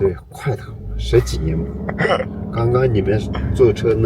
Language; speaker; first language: Chinese; non-native, local second language; Tibetan